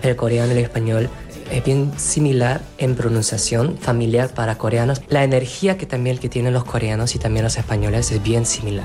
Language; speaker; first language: Spanish; non-native, fluent; Korean